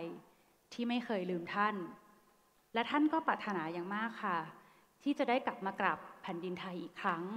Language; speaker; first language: Thai; native; Thai